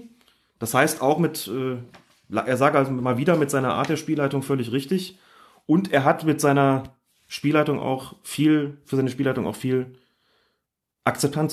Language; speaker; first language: German; native; German